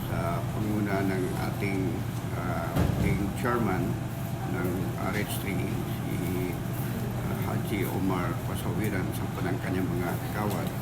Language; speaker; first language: Filipino; non-native, local second language; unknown